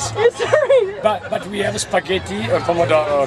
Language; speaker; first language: English; non-native, learner; Italian